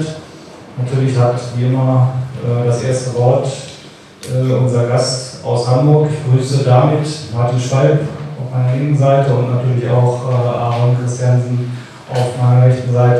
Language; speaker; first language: German; native; German